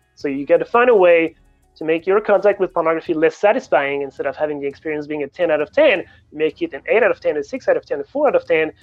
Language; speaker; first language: English; non-native, fluent; French